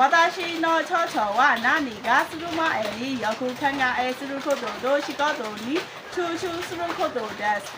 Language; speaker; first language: Japanese; non-native, learner; Burmese